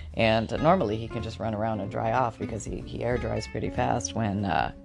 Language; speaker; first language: English; native; English